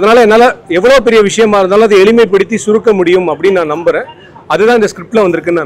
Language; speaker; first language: Tamil; native; Tamil